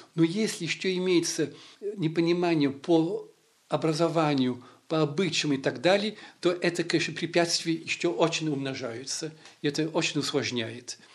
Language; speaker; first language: Russian; early bilingual, heritage; Russian